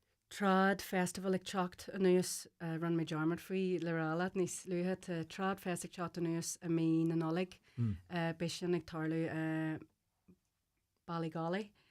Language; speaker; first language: Irish; non-native, local second language; English